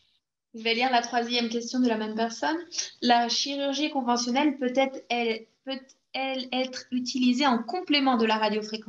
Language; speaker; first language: French; native; French